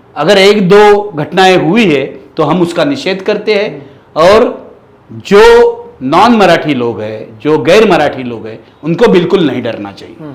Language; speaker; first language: Hindi; non-native, local second language; Marathi